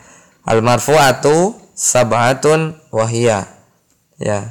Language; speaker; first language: Arabic; non-native, fluent; Indonesian